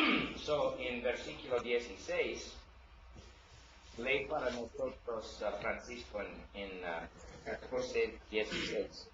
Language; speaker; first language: Spanish; non-native, learner; English